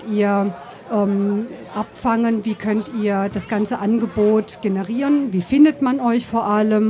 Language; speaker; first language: German; early bilingual, other home language; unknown